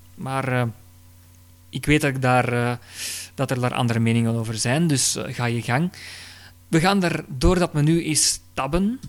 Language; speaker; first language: Dutch; native; Dutch